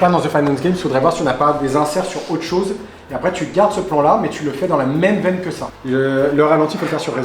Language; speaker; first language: French; native; French